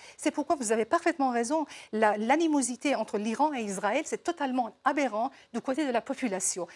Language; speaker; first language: French; non-native, fluent; Persian